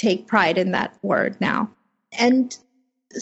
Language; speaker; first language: English; early bilingual, other home language; Persian